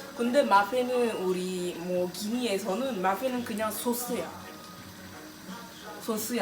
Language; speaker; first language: Korean; non-native, learner; French